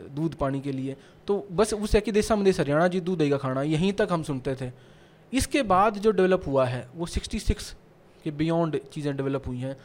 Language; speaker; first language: Hindi; native; Hindi